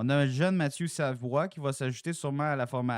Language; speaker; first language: French; native; French